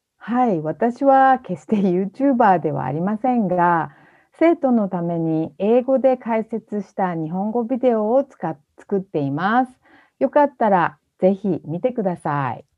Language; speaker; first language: Japanese; native; Japanese